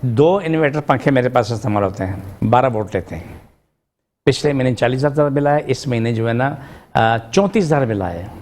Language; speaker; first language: Urdu; non-native, local second language; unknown